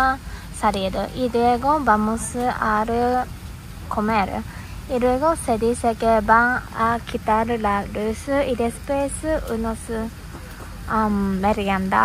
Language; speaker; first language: Spanish; non-native, learner; Japanese